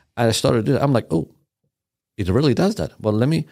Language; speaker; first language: English; non-native, fluent; Persian